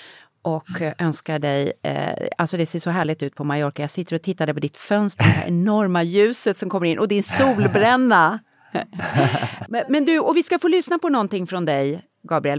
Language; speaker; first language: Swedish; native; Swedish